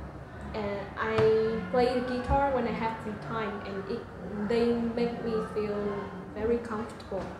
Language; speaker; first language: English; non-native, learner; Vietnamese